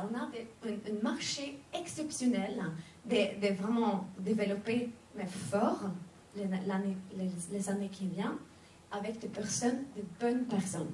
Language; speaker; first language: French; non-native, fluent; Swedish